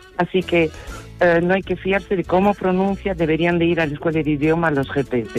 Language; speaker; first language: Spanish; non-native, fluent; French